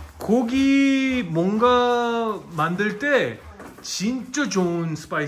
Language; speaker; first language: Korean; non-native, learner; French